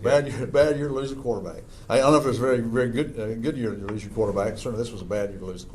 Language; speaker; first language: English; native; English